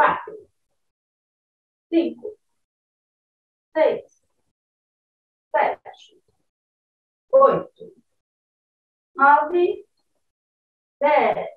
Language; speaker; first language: Portuguese; native; Portuguese